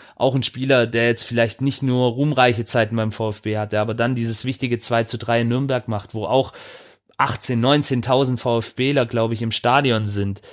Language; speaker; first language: German; native; German